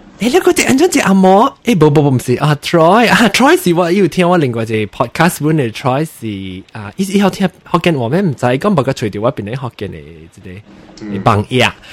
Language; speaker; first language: Chinese; non-native, local second language; Min Nan Chinese